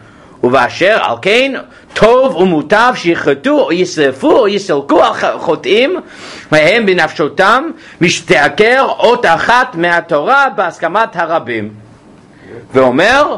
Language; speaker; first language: Hebrew; non-native, fluent; English